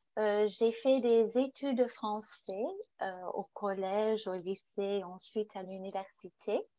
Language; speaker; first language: French; non-native, fluent; English